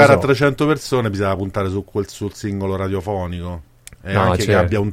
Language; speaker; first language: Italian; native; Italian